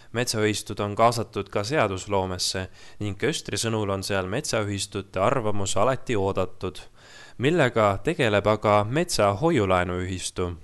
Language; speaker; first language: Estonian; native; Estonian